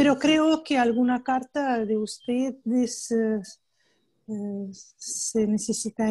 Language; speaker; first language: Spanish; non-native, fluent; Russian